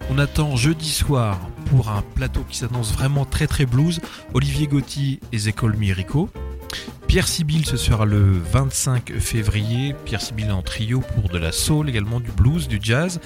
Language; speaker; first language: French; native; French